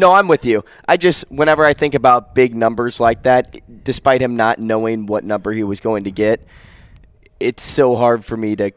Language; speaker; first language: English; native; English